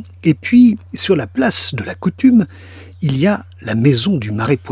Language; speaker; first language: French; native; French